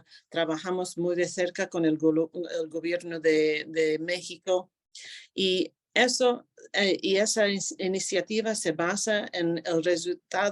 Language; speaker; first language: Spanish; non-native, fluent; English